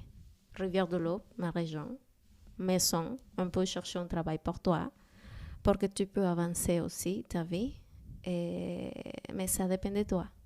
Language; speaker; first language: French; non-native, learner; Spanish